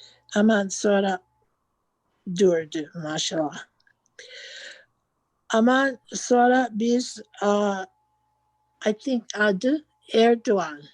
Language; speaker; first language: Turkish; non-native, learner; English